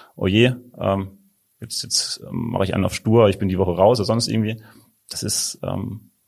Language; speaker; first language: German; native; German